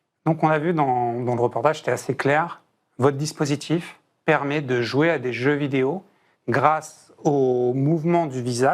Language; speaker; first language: French; native; French